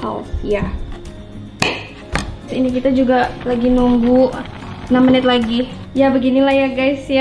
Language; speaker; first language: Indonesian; native; Indonesian